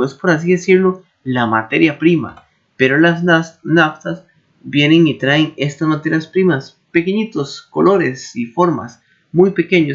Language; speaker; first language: Spanish; native; Spanish